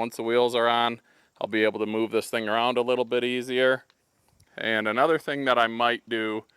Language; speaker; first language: English; native; English